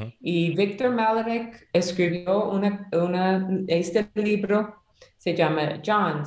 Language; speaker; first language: Spanish; non-native, learner; English